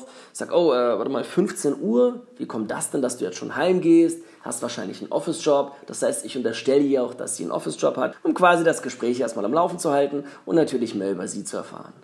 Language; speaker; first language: German; native; German